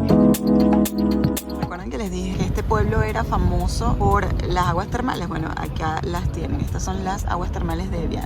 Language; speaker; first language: Spanish; native; Spanish